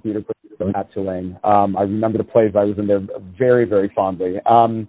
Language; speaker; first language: English; native; English